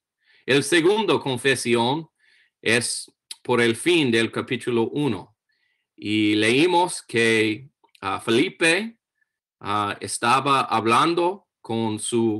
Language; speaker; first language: Spanish; non-native, learner; English